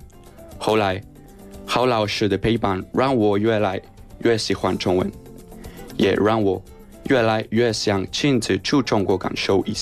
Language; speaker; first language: Chinese; non-native, learner; Spanish